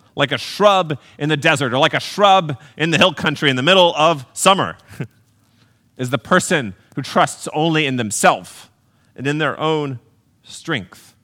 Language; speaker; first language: English; native; English